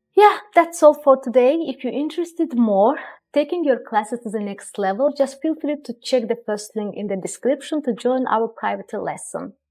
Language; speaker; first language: English; non-native, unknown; Azerbaijani